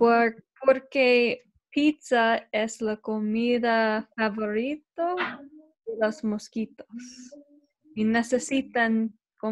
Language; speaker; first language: Spanish; non-native, learner; English